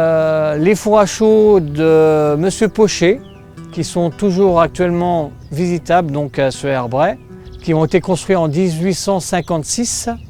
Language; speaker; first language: French; native; French